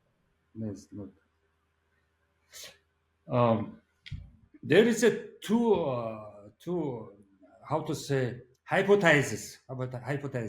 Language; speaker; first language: English; non-native, learner; Mongolian